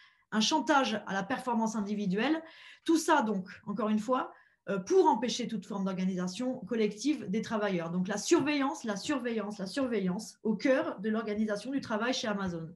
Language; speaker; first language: French; native; French